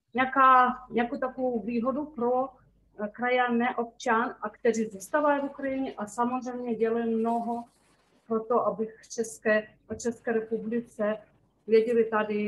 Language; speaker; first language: Czech; early bilingual, heritage; Czech